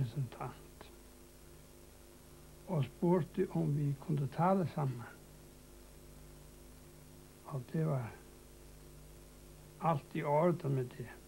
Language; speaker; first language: Danish; non-native, local second language; Faroese